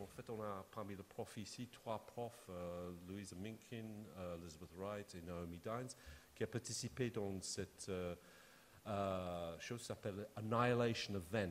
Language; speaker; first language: French; non-native, fluent; English